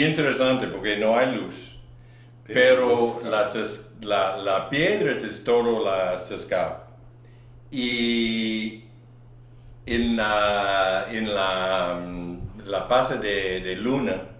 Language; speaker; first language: Spanish; non-native, learner; English